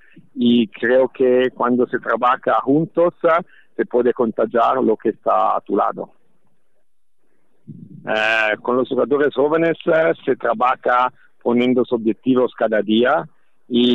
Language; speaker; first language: Spanish; non-native, fluent; Italian